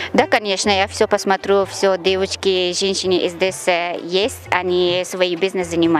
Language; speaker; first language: Russian; non-native, learner; Persian